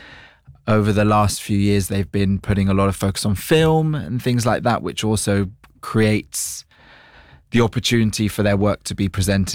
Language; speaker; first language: English; native; English